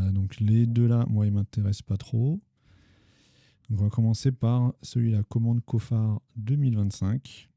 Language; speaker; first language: French; native; French